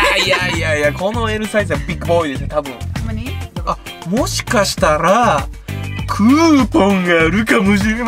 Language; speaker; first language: Japanese; native; Japanese